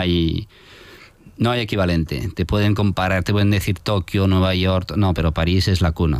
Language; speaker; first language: Spanish; non-native, fluent; French